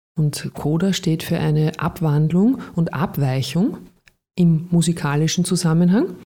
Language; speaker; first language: German; native; German